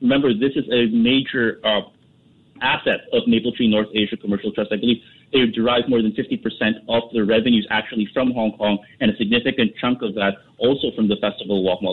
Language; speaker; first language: English; non-native, local second language; Filipino